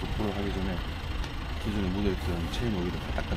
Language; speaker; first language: Korean; native; Korean